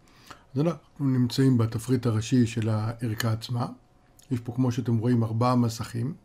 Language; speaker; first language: Hebrew; native; Hebrew